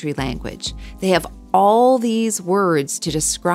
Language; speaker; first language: English; native; English